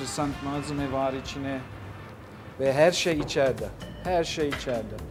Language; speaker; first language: Turkish; non-native, learner; English